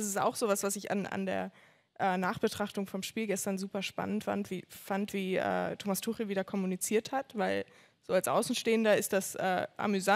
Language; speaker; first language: German; native; German